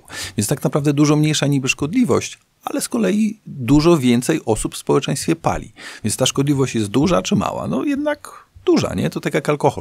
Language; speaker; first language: Polish; native; Polish